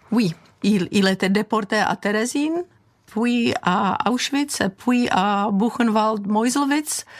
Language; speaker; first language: French; non-native, fluent; Czech